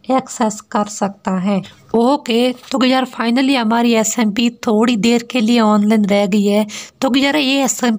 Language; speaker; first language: Hindi; native; Hindi